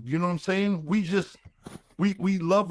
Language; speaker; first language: English; native; English